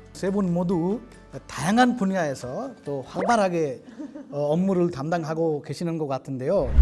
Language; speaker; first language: Korean; non-native, fluent; Hindi